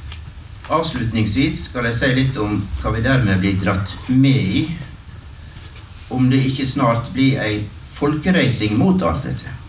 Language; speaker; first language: Norwegian; native; Norwegian